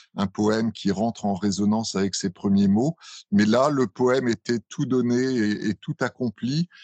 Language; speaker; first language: French; native; French